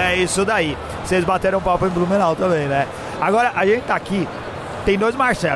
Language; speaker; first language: Portuguese; native; Portuguese